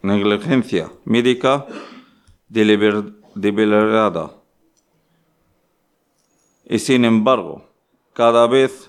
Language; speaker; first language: Spanish; non-native, learner; Arabic